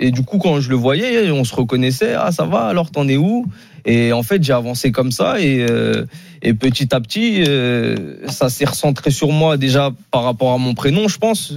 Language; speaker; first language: French; native; French